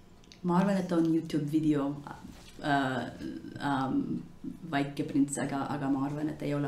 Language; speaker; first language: Estonian; non-native, learner; English